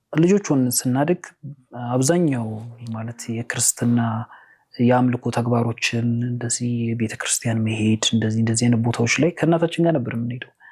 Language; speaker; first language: Amharic; native; Amharic